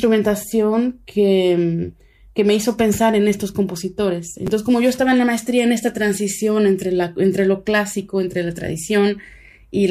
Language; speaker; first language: Spanish; native; Spanish